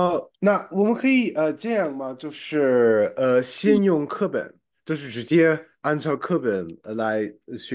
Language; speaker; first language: Chinese; non-native, fluent; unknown